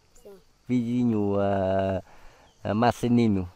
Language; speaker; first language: Portuguese; non-native, learner; Vietnamese